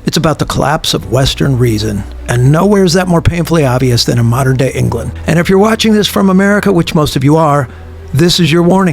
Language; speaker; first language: English; native; English